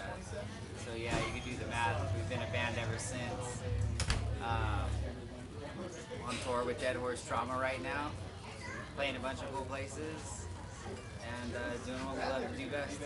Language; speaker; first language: English; native; English